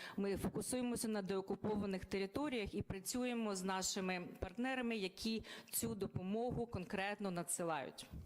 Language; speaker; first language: Ukrainian; native; Ukrainian